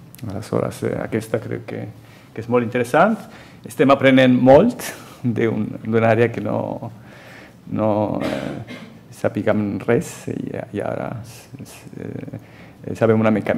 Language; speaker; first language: Catalan; non-native, fluent; Spanish